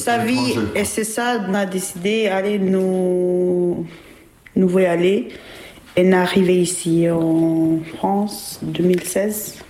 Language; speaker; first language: French; non-native, learner; Albanian